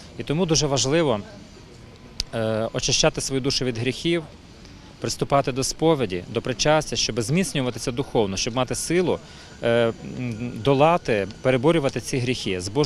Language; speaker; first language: Ukrainian; native; Ukrainian